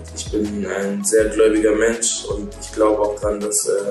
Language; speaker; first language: German; native; German